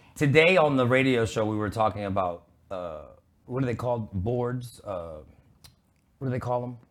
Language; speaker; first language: English; native; English